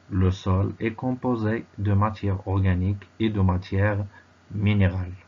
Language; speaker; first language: French; non-native, local second language; Arabic